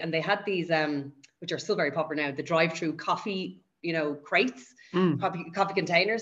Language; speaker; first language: English; native; English